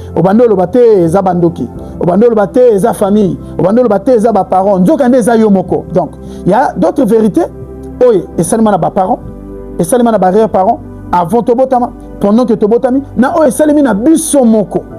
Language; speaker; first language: Lingala; native; Lingala